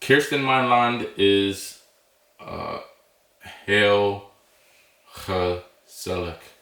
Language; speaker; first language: Dutch; non-native, learner; English